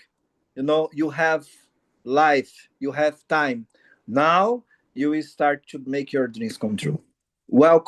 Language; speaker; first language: English; non-native, learner; Portuguese